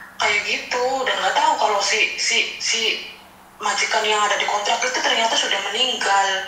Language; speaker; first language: Indonesian; non-native, local second language; Javanese